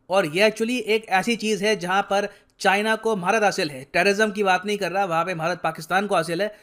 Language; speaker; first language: Hindi; native; Hindi